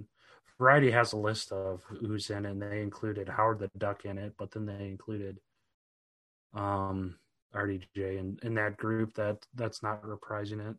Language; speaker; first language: English; native; English